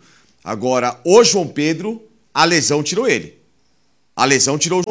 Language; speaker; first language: Portuguese; native; Portuguese